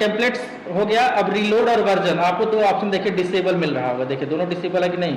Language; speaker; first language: Hindi; native; Hindi